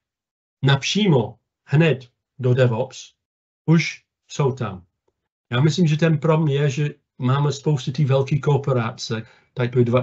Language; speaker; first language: Czech; non-native, fluent; English